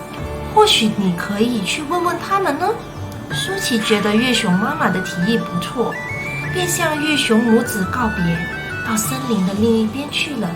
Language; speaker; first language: Chinese; native; Chinese